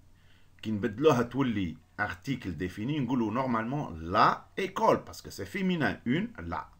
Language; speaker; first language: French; non-native, local second language; Arabic